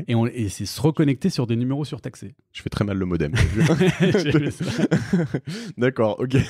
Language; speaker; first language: French; native; French